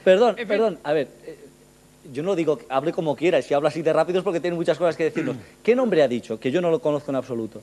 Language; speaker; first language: Spanish; non-native, local second language; Catalan